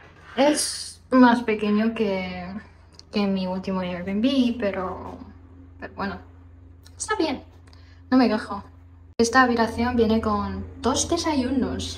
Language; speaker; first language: Spanish; non-native, fluent; Chinese